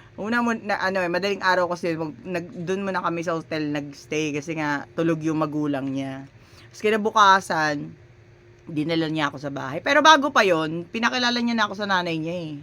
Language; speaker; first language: Filipino; native; Filipino